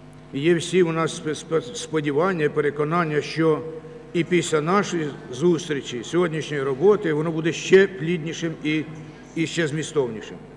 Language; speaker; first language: Ukrainian; native; Ukrainian